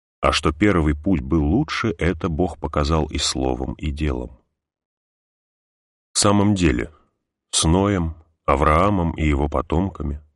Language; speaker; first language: Russian; native; Russian